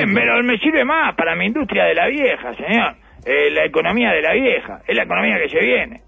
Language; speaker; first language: Spanish; native; Spanish